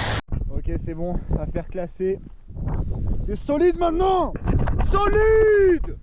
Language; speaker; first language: French; native; French